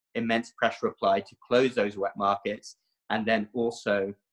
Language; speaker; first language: English; native; English